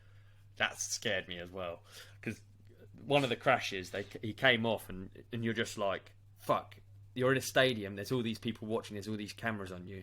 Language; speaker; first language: English; native; English